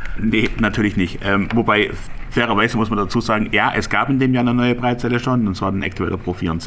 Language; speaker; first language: German; native; German